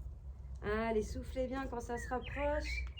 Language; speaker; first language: French; native; French